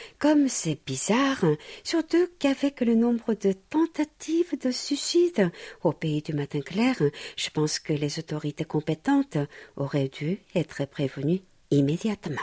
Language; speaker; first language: French; non-native, fluent; Korean